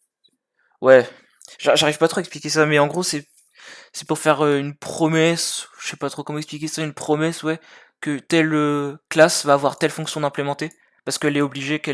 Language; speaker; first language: French; native; French